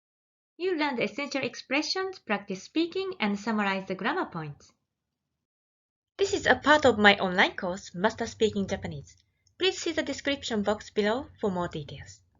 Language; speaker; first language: English; non-native, fluent; Japanese